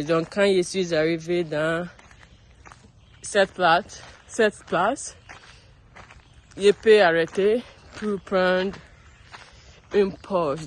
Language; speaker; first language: French; non-native, learner; English